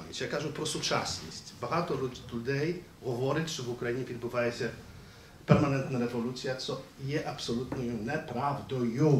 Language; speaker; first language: Ukrainian; native; Ukrainian